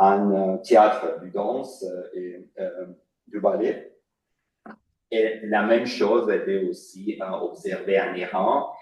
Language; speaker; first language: French; non-native, fluent; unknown